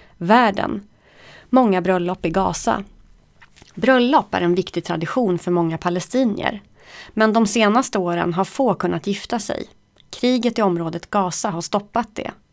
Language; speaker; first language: Swedish; native; Swedish